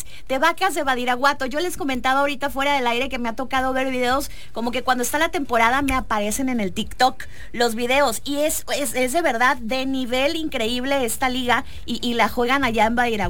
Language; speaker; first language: Spanish; native; Spanish